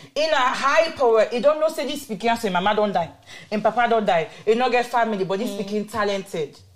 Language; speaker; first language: English; non-native, local second language; Krio